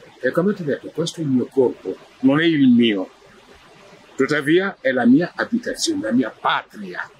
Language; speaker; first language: Italian; non-native, fluent; Wolof